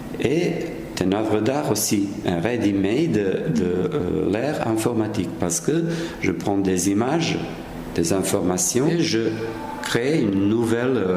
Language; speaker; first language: French; non-native, fluent; Serbian